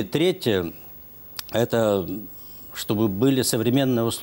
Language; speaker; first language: Russian; native; Russian